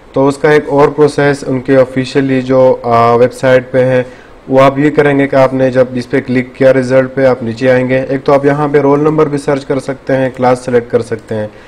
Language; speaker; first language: Urdu; native; Urdu